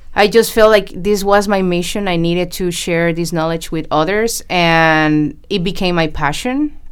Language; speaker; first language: English; non-native, fluent; Spanish